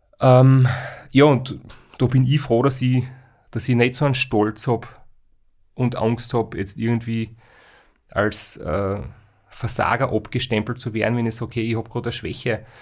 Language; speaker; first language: German; native; German